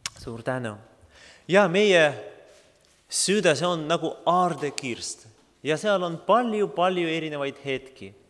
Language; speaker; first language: Estonian; non-native, local second language; Russian